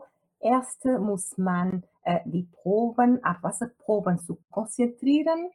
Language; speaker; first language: German; non-native, fluent; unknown